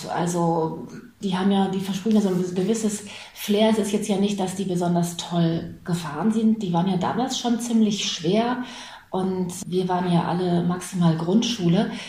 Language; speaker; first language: German; native; German